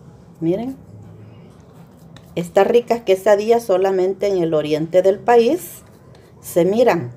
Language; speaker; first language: Spanish; native; Spanish